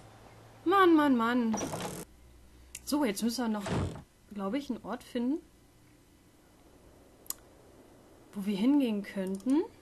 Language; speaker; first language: German; native; German